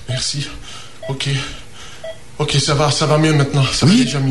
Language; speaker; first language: French; non-native, fluent; English